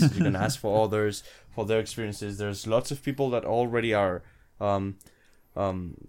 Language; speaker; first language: English; non-native, fluent; Spanish